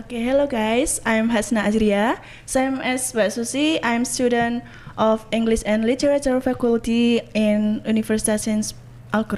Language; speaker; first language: English; non-native, learner; Indonesian